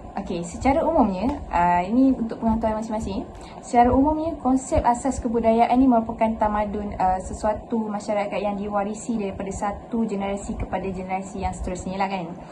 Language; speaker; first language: Malay; native; Malay